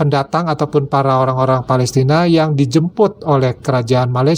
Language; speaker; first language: Indonesian; native; Indonesian